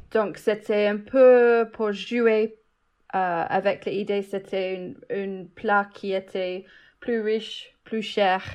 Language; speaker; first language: French; non-native, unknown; English